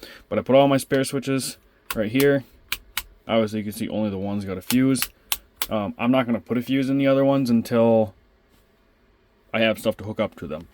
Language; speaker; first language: English; native; English